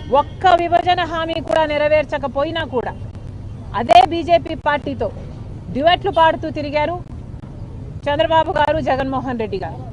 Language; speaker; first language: Telugu; native; Telugu